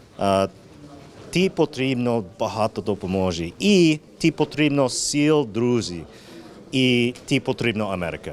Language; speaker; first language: Ukrainian; non-native, learner; English